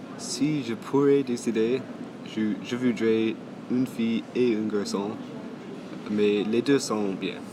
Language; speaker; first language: French; non-native, local second language; English